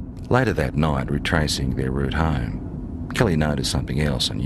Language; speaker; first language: English; native; English